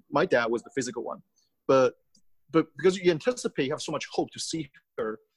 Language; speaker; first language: English; early bilingual, other home language; Chinese